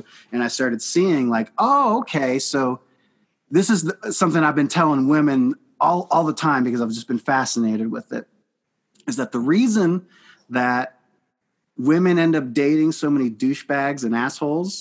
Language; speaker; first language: English; native; English